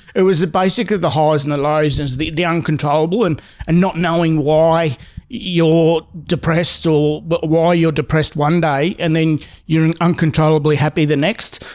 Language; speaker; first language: English; native; English